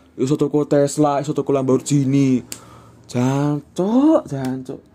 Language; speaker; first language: Indonesian; non-native, local second language; Javanese